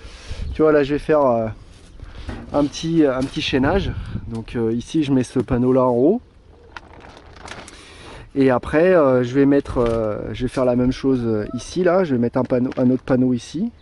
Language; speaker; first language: French; native; French